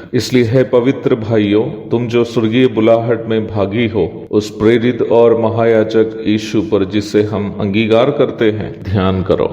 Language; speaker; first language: Hindi; non-native, local second language; Malayalam